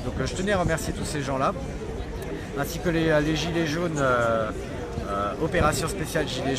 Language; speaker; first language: French; native; French